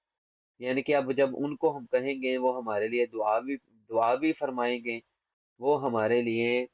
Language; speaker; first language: Hindi; non-native, local second language; Punjabi